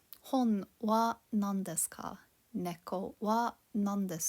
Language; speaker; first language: Japanese; non-native, fluent; English